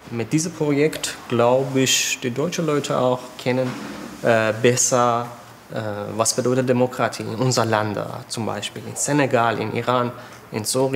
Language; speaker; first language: German; non-native, learner; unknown